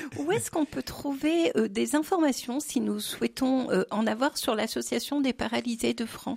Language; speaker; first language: French; native; French